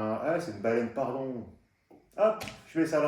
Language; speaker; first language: French; native; French